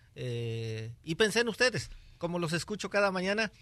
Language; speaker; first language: Spanish; native; Spanish